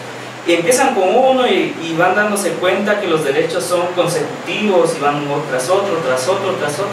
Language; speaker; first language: Spanish; native; Spanish